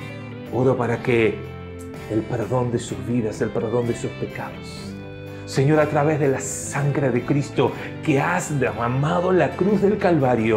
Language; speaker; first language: Spanish; native; Spanish